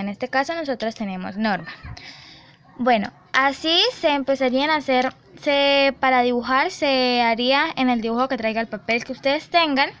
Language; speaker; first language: Spanish; native; Spanish